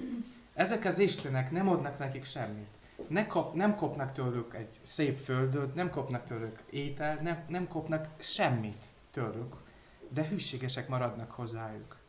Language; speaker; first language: Hungarian; non-native, learner; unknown